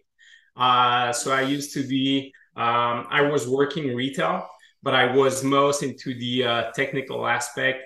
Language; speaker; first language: English; non-native, fluent; French